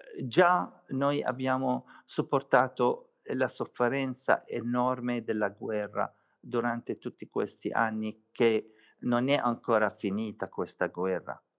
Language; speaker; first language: Italian; non-native, fluent; Arabic